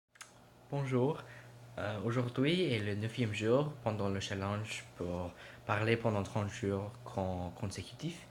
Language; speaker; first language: French; non-native, learner; English